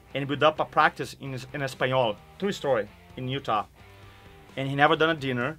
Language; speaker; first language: English; non-native, fluent; Portuguese